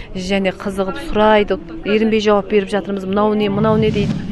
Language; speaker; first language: Kazakh; native; Kazakh